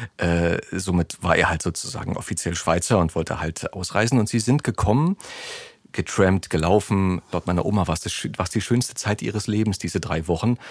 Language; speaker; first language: German; native; German